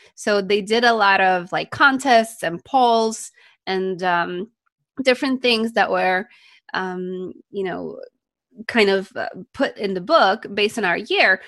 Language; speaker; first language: English; non-native, fluent; Polish